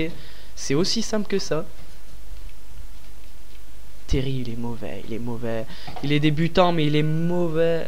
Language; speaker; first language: French; native; French